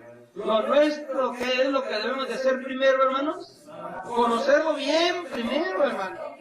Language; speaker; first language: Spanish; native; Spanish